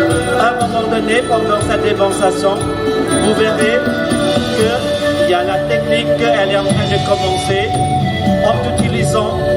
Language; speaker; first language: French; non-native, fluent; Thai